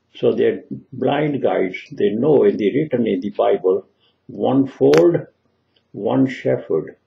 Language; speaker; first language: English; non-native, local second language; Punjabi